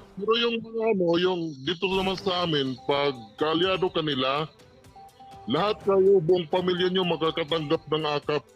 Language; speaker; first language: Filipino; non-native, local second language; Waray